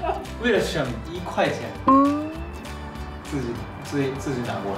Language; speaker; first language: Chinese; non-native, fluent; Japanese